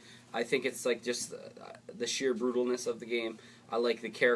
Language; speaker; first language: English; native; English